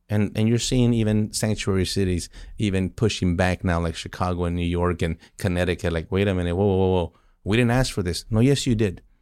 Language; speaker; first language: English; early bilingual, other home language; Spanish